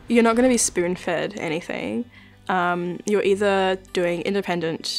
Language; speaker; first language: English; native; English